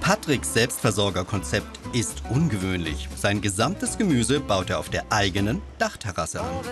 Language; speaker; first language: German; native; German